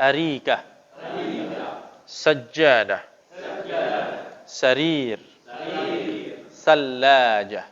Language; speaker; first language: Arabic; non-native, fluent; Indonesian